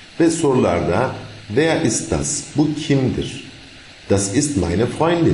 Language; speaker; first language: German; non-native, fluent; Turkish